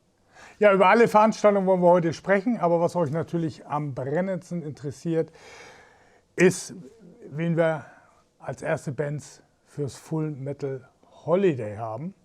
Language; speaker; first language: German; native; German